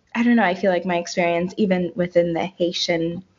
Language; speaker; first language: English; early bilingual, other home language; Haitian Creole